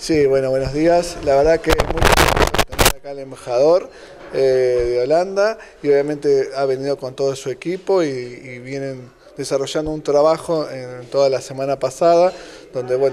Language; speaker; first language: Spanish; native; Spanish